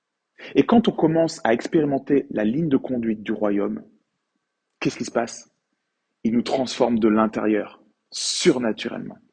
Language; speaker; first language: French; native; French